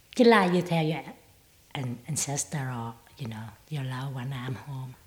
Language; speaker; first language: English; non-native, learner; Vietnamese